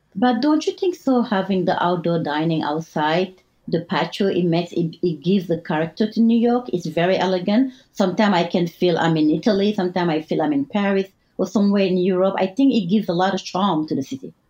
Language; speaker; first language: English; non-native, fluent; French